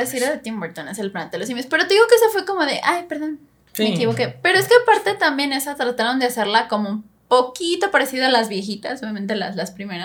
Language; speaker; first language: Spanish; native; Spanish